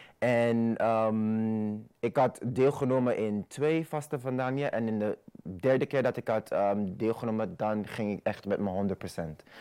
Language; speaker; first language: Dutch; non-native, fluent; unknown